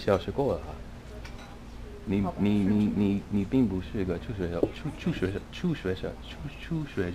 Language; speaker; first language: Chinese; non-native, fluent; English